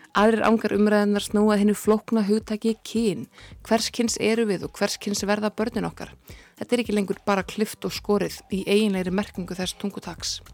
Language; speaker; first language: Icelandic; native; Icelandic